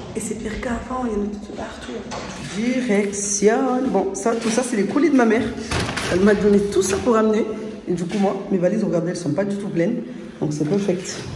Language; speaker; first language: French; early bilingual, other home language; Fula